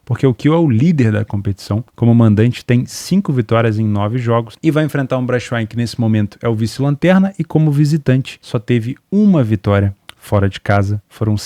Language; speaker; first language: Portuguese; native; Portuguese